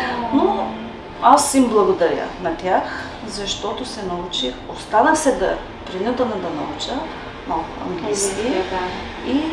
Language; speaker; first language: Bulgarian; non-native, local second language; Turkish